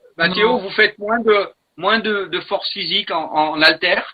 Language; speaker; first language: French; native; French